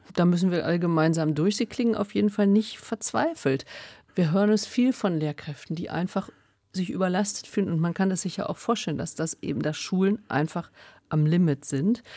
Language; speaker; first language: German; native; German